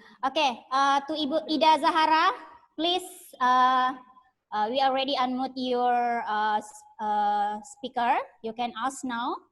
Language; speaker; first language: English; non-native, learner; Indonesian